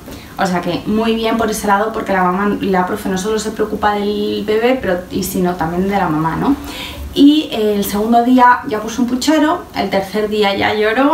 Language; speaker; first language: Spanish; native; Spanish